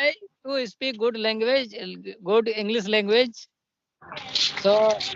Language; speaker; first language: English; non-native, learner; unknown